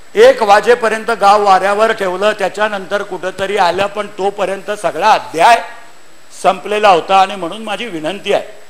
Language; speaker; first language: Marathi; native; Marathi